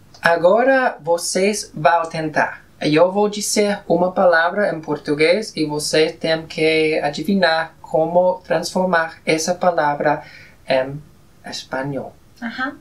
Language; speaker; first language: Portuguese; non-native, fluent; Spanish